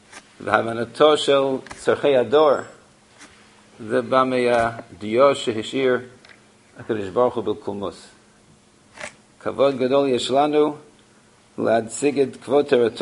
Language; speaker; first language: Hebrew; non-native, fluent; English